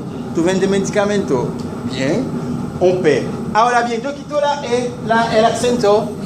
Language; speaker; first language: Spanish; non-native, fluent; Haitian Creole